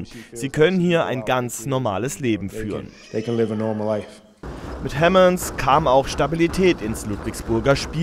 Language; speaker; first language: German; native; German